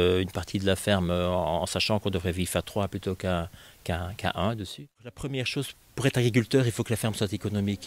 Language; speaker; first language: French; native; French